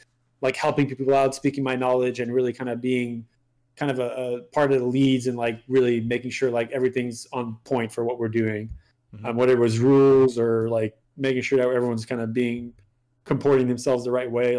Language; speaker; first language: English; non-native, fluent; French